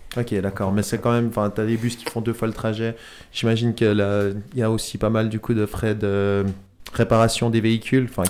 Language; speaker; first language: French; native; French